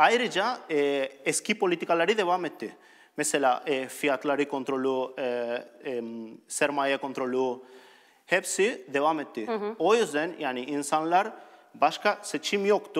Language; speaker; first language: Turkish; non-native, learner; Spanish